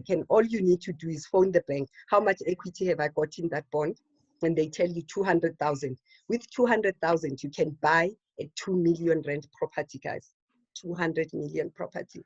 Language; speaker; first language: English; non-native, local second language; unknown